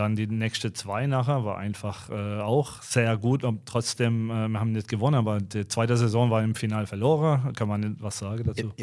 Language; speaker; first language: German; non-native, fluent; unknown